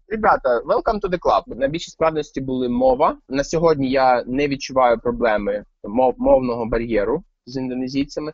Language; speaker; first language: Ukrainian; native; Ukrainian